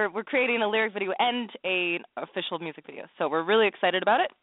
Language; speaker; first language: English; native; English